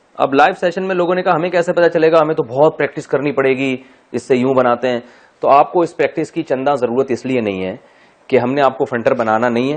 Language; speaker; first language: Urdu; native; Urdu